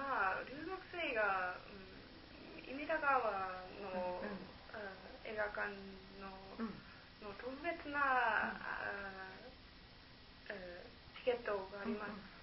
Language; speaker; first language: Japanese; non-native, learner; German